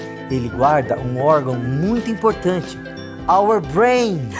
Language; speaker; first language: Portuguese; native; Portuguese